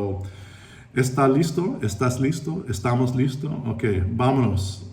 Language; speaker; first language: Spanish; non-native, learner; English